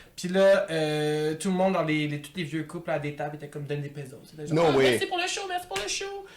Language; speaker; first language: French; native; French